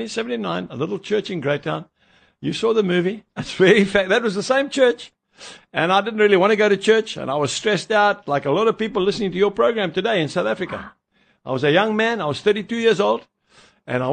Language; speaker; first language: English; native; English